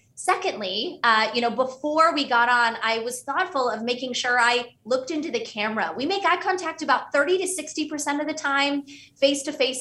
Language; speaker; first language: English; early bilingual, other home language; Hindi